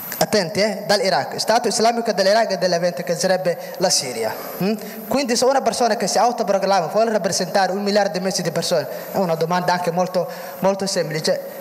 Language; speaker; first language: Italian; non-native, fluent; Somali